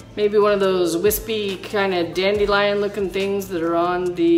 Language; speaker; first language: English; native; English